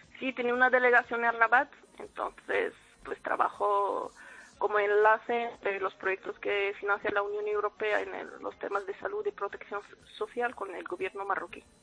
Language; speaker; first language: Spanish; non-native, fluent; Arabic